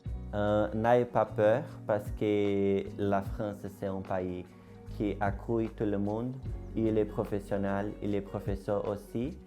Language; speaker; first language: French; non-native, learner; Portuguese